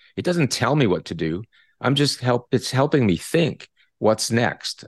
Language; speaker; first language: English; native; English